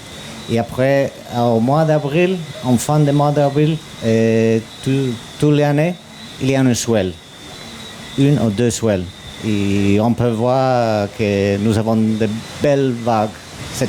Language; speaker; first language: French; non-native, learner; English